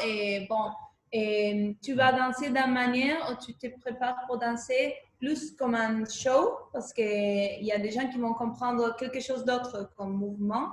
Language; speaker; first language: French; non-native, fluent; Spanish